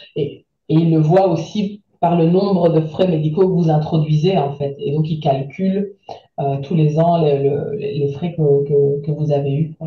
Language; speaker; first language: French; native; French